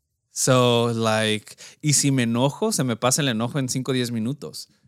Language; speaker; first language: Spanish; early bilingual, heritage; Spanish